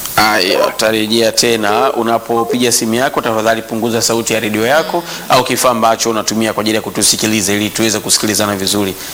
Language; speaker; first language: Swahili; native; Swahili